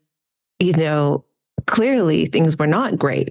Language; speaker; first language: English; non-native, fluent; Russian